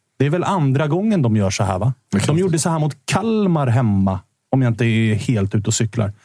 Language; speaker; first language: Swedish; native; Swedish